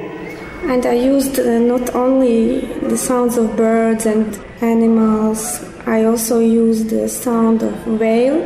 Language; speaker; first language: English; non-native, fluent; Latvian